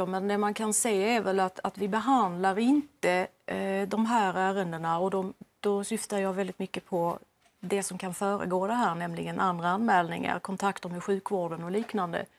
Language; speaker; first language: Swedish; native; Swedish